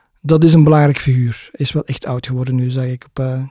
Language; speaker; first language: Dutch; native; Dutch